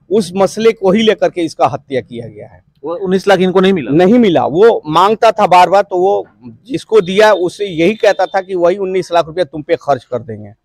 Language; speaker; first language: Hindi; native; Hindi